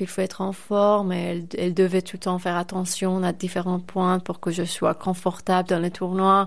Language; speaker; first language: French; non-native, fluent; Persian